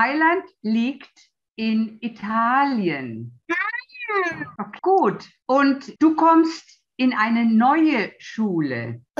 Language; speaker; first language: German; non-native, fluent; Italian